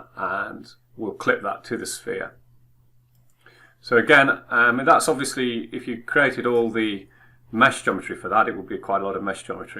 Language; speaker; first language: English; native; English